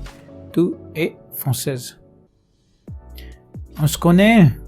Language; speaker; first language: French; non-native, learner; Hindi